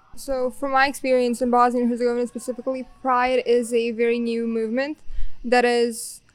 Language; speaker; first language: English; non-native, fluent; Bosnian